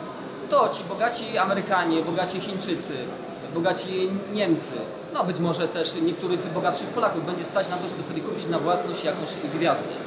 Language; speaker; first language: Polish; native; Polish